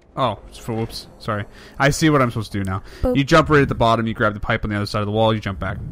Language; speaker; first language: English; native; English